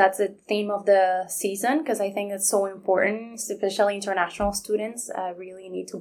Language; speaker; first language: English; non-native, fluent; Spanish